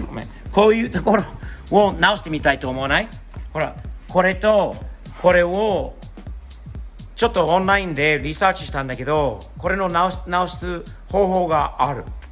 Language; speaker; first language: Japanese; native; Japanese